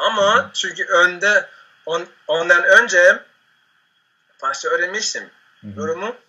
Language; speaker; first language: Turkish; non-native, fluent; Spanish